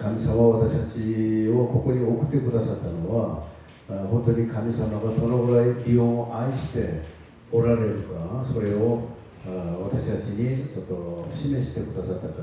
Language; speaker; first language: Japanese; non-native, fluent; Korean